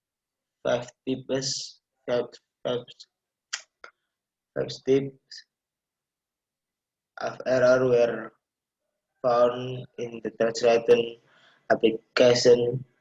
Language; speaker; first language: English; non-native, learner; Indonesian